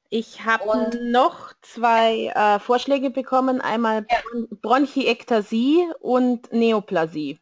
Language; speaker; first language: German; native; German